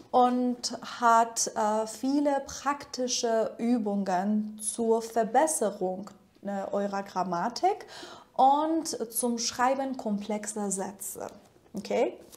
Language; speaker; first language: German; non-native, fluent; Persian